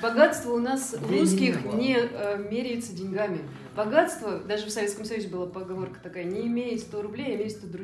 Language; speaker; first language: Russian; native; Russian